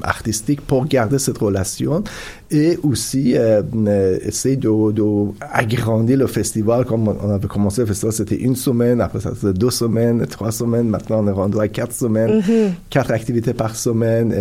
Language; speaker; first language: French; non-native, fluent; Persian